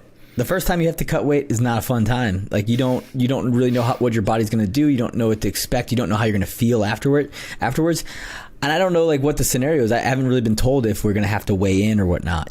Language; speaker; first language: English; native; English